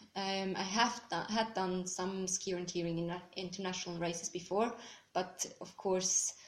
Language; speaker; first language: English; non-native, fluent; Swiss German